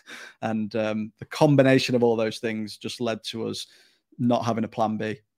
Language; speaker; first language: English; native; English